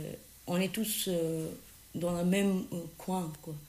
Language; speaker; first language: French; non-native, fluent; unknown